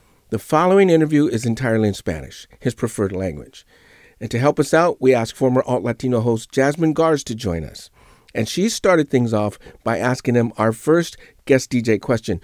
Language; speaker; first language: English; native; English